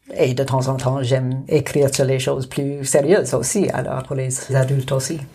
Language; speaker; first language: French; non-native, local second language; English